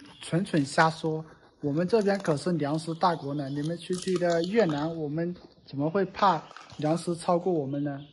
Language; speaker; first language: Chinese; native; Chinese